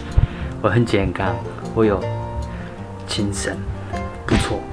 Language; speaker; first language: Chinese; non-native, learner; Japanese